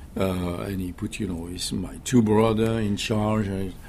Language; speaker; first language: English; non-native, learner; French